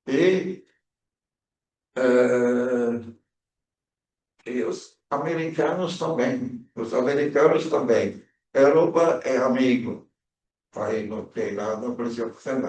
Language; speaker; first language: Portuguese; early bilingual, other home language; German